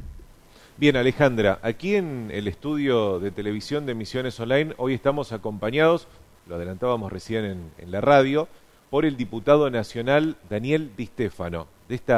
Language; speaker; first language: Spanish; native; Spanish